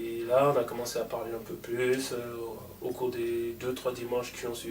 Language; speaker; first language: French; native; French